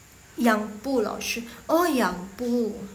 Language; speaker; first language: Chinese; non-native, fluent; Indonesian